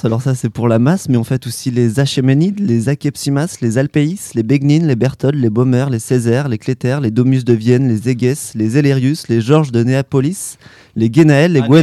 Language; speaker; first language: French; native; French